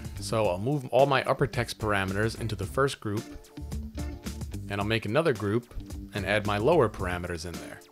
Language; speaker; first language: English; native; English